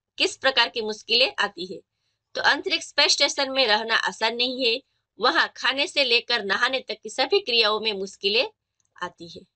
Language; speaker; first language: Hindi; non-native, local second language; Gujarati